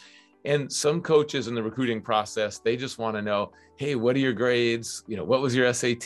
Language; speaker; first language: English; native; English